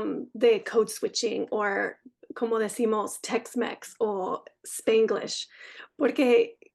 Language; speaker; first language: Spanish; early bilingual, heritage; Spanish